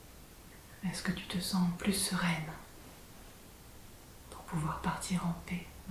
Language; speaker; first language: French; native; French